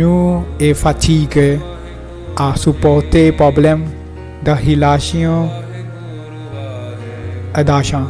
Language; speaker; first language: French; non-native, learner; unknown